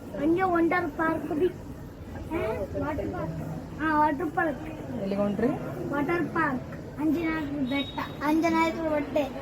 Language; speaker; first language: Kannada; native; Kannada